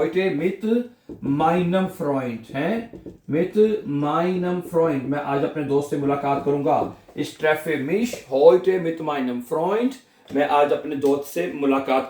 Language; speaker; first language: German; non-native, fluent; Urdu